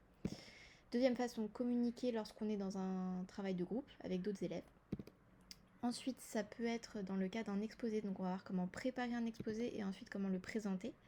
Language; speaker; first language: French; native; French